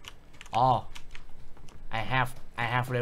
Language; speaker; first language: English; non-native, learner; Thai